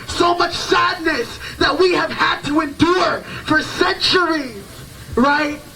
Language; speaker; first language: English; early bilingual, other home language; Yoruba